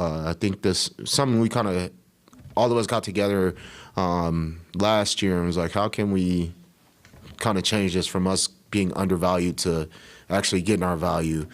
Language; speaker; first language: English; native; English